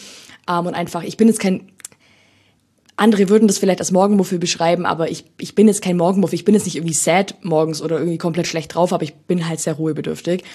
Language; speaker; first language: German; native; German